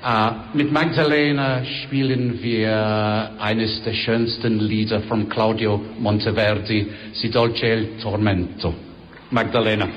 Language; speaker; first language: German; non-native, fluent; English